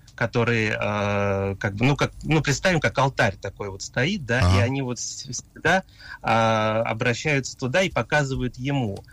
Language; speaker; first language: Russian; early bilingual, heritage; Russian